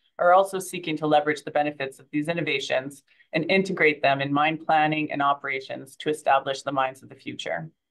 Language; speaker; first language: English; early bilingual, other home language; French